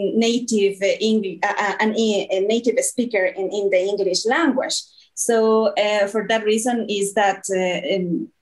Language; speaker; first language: English; non-native, fluent; Spanish